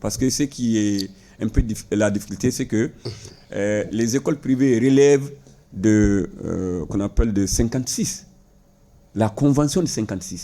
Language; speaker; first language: French; non-native, local second language; Bambara